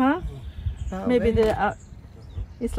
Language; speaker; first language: English; non-native, fluent; Swedish